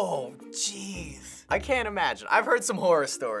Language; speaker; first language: English; native; English